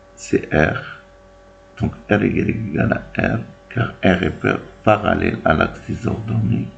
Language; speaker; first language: French; non-native, local second language; Arabic